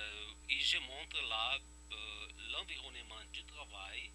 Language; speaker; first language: French; non-native, fluent; Portuguese